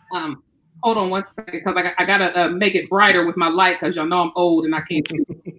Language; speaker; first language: English; native; English